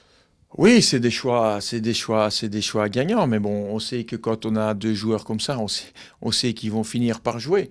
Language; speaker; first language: French; native; French